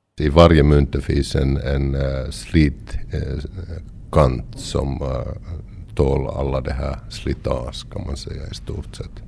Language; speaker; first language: Swedish; non-native, local second language; Finnish